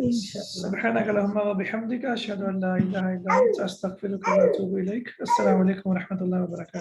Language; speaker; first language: Arabic; non-native, fluent; English